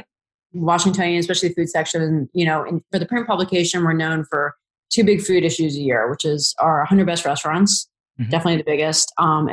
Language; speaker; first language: English; native; English